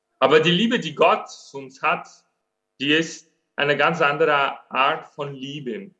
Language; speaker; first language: German; non-native, fluent; Portuguese